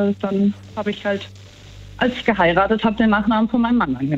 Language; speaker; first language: German; native; German